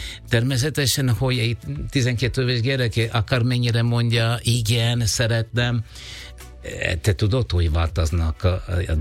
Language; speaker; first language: Hungarian; non-native, learner; Italian